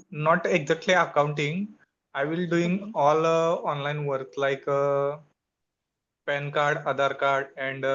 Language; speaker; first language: English; non-native, learner; Hindi